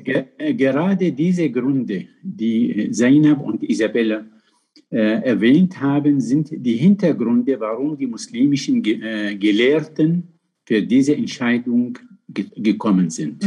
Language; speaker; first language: German; non-native, fluent; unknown